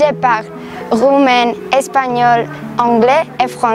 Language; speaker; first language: French; non-native, learner; Romanian